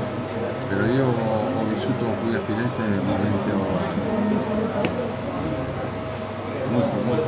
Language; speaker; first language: Italian; non-native, fluent; Spanish